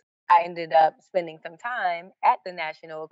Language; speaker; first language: English; native; English